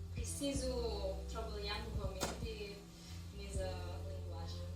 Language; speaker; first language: Portuguese; non-native, learner; English